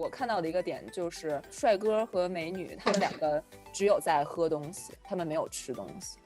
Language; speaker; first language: Chinese; native; Chinese